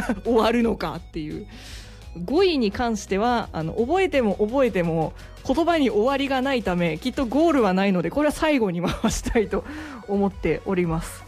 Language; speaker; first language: Japanese; native; Japanese